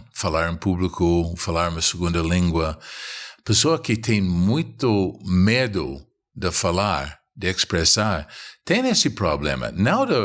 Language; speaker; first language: Portuguese; non-native, fluent; English